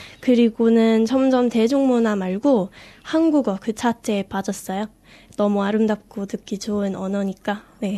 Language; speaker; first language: Korean; non-native, fluent; English